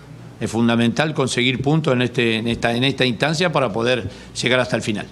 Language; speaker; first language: Spanish; native; Spanish